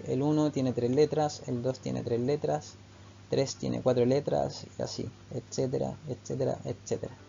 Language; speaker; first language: Spanish; native; Spanish